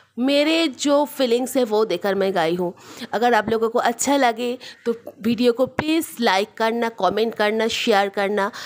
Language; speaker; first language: Hindi; non-native, local second language; Bangla